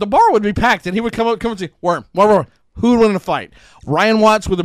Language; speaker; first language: English; native; English